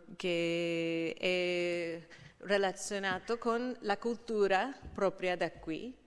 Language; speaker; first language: Italian; non-native, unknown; English